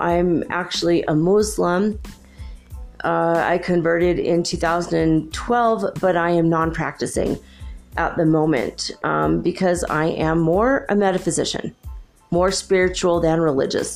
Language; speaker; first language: English; native; English